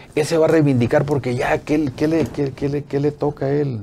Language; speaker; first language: Spanish; native; Spanish